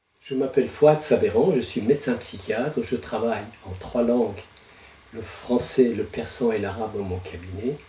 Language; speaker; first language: French; non-native, fluent; Persian